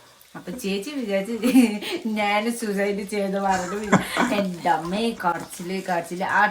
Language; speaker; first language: Malayalam; non-native, learner; Nepali